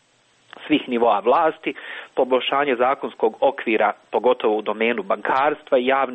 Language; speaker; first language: Croatian; native; Croatian